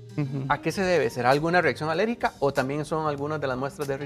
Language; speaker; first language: Spanish; native; Spanish